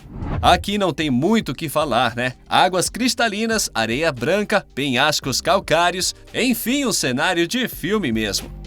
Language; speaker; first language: Portuguese; native; Portuguese